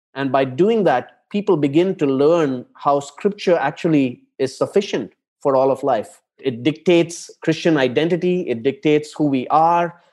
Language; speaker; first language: English; non-native, local second language; Tamil